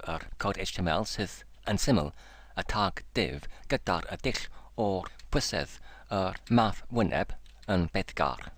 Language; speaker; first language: Welsh; non-native, fluent; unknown